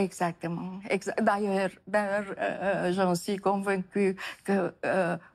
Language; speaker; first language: French; non-native, fluent; Romanian